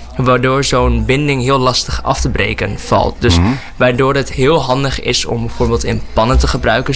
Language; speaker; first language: Dutch; early bilingual, other home language; Burmese